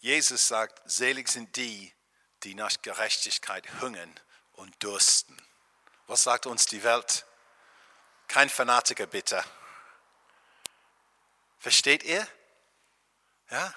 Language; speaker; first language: German; non-native, fluent; English